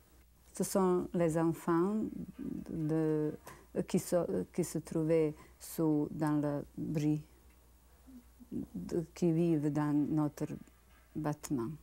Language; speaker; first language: French; non-native, learner; Bosnian